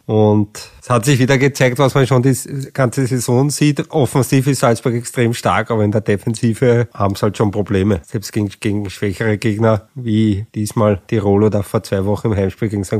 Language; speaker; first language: German; native; German